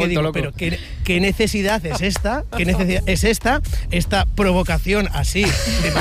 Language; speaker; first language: Spanish; native; Spanish